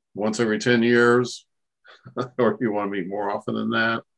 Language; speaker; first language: English; native; English